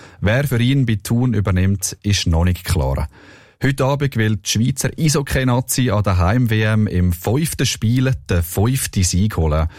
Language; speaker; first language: German; native; German